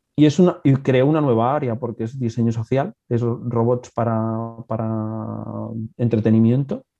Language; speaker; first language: Spanish; native; Spanish